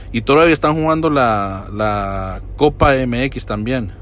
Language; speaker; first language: Spanish; early bilingual, heritage; Spanish